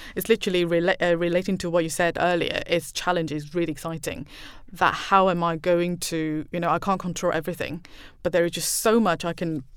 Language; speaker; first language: English; non-native, fluent; Chinese